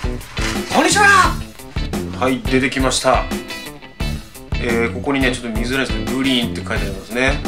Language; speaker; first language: Japanese; native; Japanese